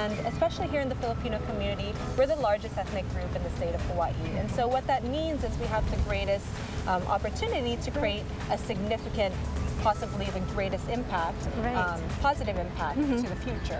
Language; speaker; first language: English; early bilingual, other home language; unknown